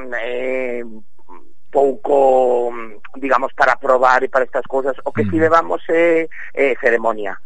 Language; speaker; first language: Galician; native; Galician